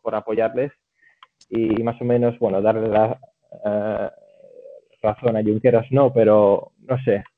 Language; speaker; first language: Spanish; early bilingual, other home language; Catalan